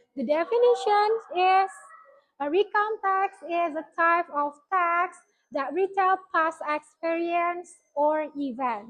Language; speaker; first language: English; non-native, fluent; Indonesian